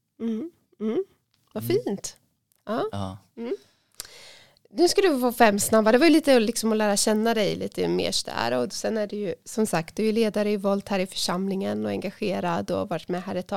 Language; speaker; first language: Swedish; native; Swedish